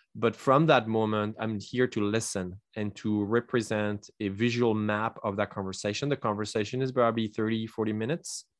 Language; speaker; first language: English; non-native, fluent; French